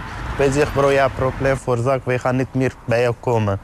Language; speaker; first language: Dutch; non-native, learner; Arabic